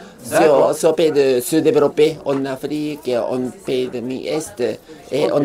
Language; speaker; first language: French; non-native, learner; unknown